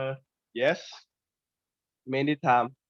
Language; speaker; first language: English; non-native, learner; Thai